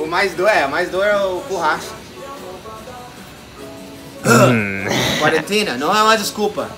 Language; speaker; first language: Portuguese; non-native, fluent; English